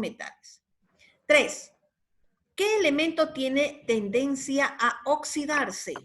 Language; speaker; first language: Spanish; native; Spanish